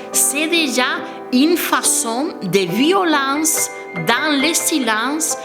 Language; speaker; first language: French; non-native, fluent; Spanish